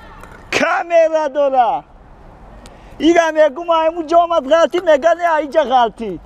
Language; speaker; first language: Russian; non-native, learner; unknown